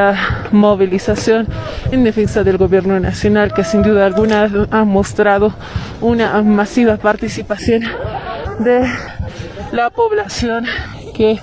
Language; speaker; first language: Spanish; native; Spanish